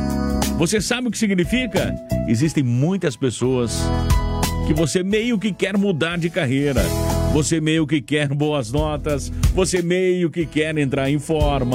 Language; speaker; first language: Portuguese; native; Portuguese